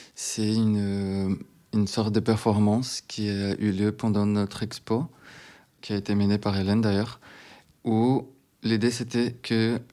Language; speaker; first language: French; non-native, fluent; Portuguese